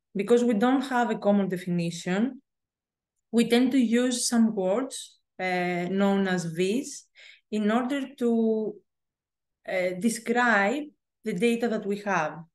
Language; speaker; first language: English; non-native, fluent; Greek